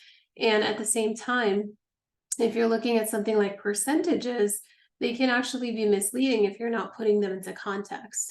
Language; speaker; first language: English; native; English